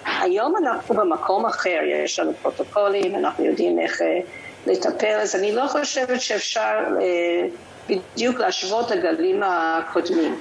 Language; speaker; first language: Hebrew; non-native, fluent; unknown